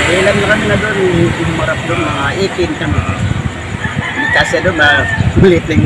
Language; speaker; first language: Filipino; native; Filipino